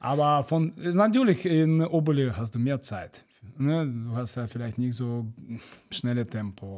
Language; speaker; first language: German; non-native, fluent; Russian